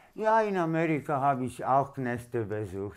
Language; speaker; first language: German; non-native, learner; Polish